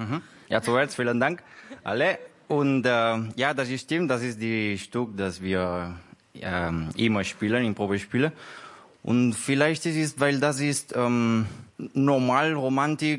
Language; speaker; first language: German; non-native, learner; Spanish